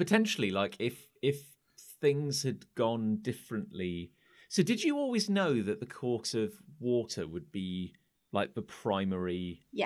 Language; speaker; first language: English; native; English